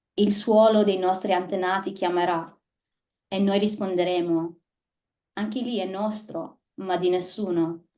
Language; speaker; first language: Italian; early bilingual, heritage; Italian